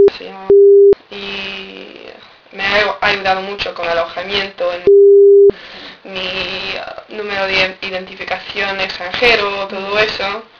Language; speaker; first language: Spanish; non-native, learner; English